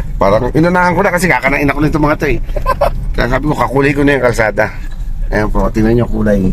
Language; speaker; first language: Filipino; native; Filipino